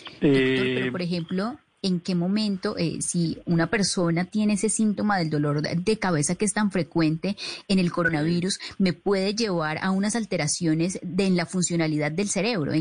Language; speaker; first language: Spanish; native; Spanish